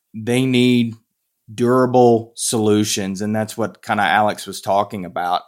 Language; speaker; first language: English; native; English